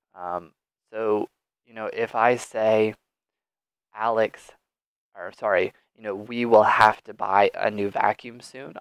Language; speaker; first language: English; native; English